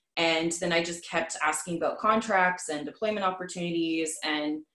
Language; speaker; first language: English; native; English